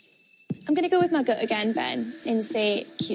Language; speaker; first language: English; native; English